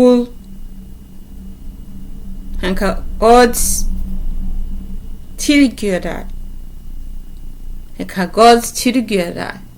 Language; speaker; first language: Danish; non-native, learner; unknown